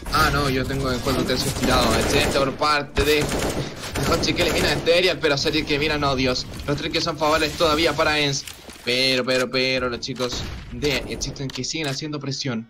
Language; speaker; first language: Spanish; native; Spanish